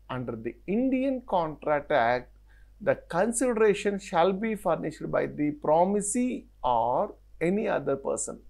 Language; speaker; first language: English; non-native, local second language; Telugu